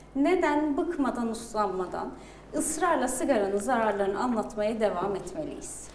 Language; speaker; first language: Turkish; native; Turkish